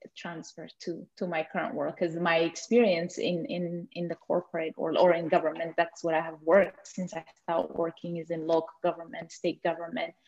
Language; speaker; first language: English; non-native, fluent; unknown